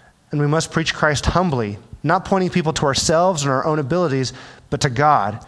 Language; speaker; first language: English; early bilingual, other home language; Chinese